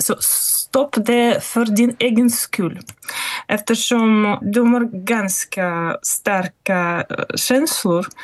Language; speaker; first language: Swedish; non-native, fluent; Russian